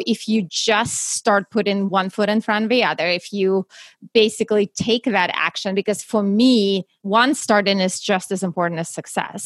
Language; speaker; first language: English; non-native, fluent; Russian